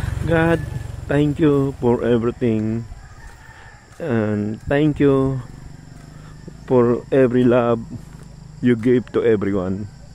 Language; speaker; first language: English; non-native, local second language; Filipino